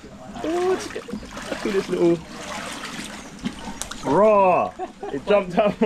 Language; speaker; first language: English; native; English